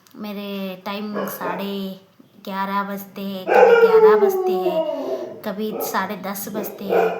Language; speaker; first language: Hindi; non-native, local second language; Kannada